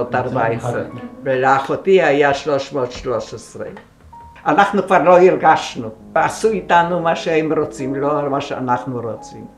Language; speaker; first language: Hebrew; non-native, fluent; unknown